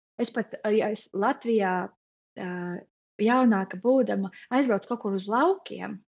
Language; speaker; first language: Latvian; native; Latvian